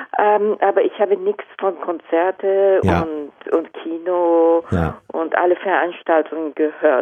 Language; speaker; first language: German; non-native, fluent; Japanese